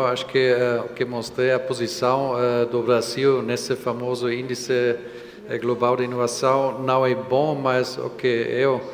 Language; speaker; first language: Portuguese; non-native, fluent; German